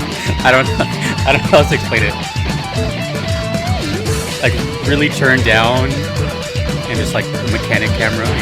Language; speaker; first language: English; native; English